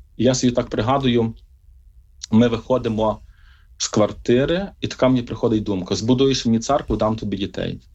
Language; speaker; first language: Ukrainian; native; Ukrainian